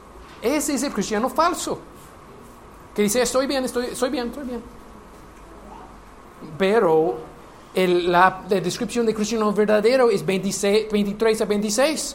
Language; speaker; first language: Spanish; non-native, learner; English